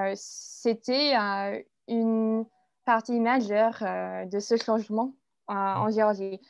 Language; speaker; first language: French; non-native, fluent; English